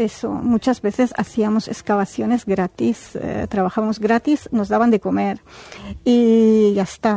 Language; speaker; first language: Spanish; non-native, fluent; Arabic